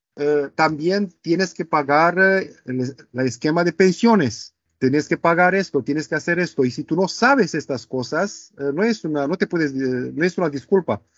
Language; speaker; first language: Spanish; non-native, fluent; Romanian